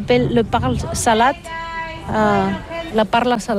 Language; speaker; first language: French; non-native, learner; Catalan